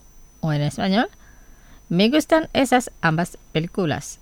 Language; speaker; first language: Spanish; non-native, fluent; Indonesian